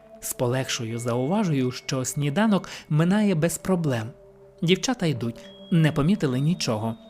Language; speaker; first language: Ukrainian; native; Ukrainian